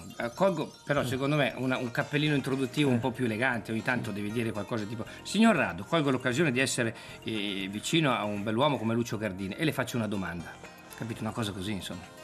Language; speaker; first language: Italian; native; Italian